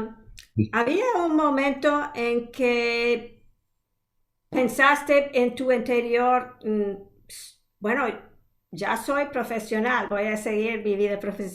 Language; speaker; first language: Spanish; non-native, fluent; English